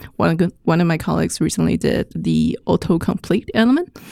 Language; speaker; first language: English; non-native, fluent; Chinese